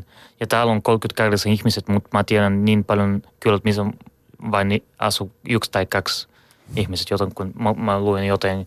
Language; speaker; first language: Finnish; non-native, learner; Bulgarian